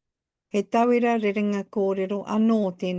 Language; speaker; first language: Māori; non-native, local second language; English